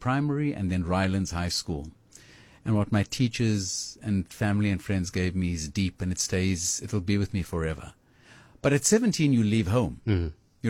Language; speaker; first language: English; native; English